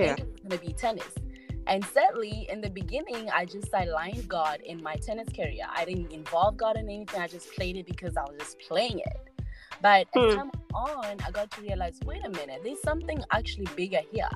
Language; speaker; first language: English; non-native, local second language; Tswana